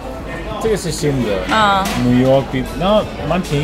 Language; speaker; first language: Chinese; non-native, learner; German